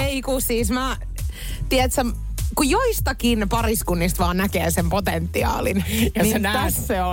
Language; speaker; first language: Finnish; native; Finnish